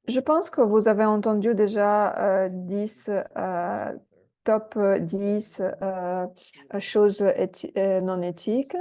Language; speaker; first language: French; non-native, fluent; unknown